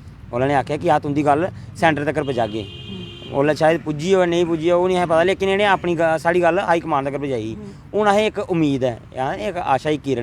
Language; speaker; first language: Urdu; non-native, local second language; Dogri